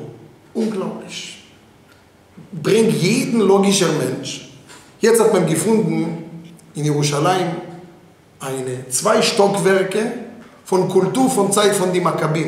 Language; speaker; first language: German; non-native, fluent; Hebrew